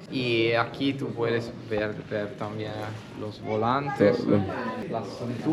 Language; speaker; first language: Spanish; non-native, learner; Italian